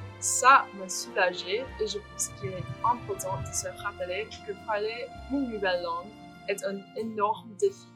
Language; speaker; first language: French; non-native, fluent; English